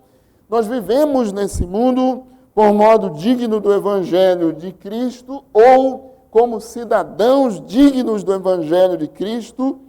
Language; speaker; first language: Portuguese; native; Portuguese